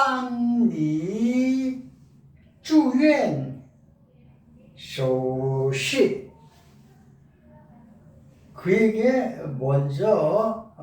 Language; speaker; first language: Chinese; non-native, learner; Korean